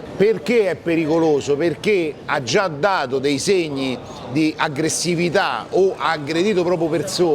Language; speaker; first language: Italian; native; Italian